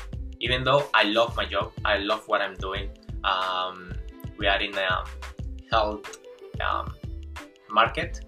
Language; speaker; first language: English; non-native, fluent; Spanish